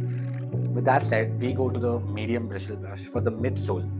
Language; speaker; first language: English; non-native, local second language; Hindi